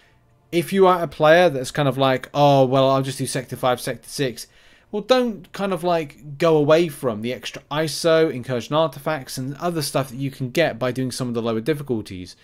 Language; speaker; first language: English; native; English